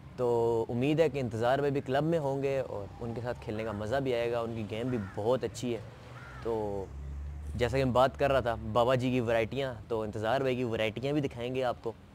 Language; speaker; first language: Urdu; non-native, local second language; Punjabi